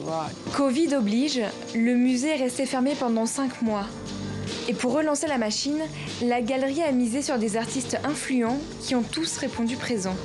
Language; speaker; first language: French; native; French